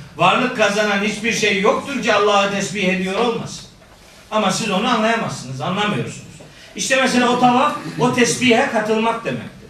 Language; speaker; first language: Turkish; native; Turkish